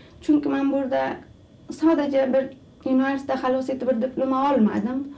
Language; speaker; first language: Turkish; non-native, learner; Uzbek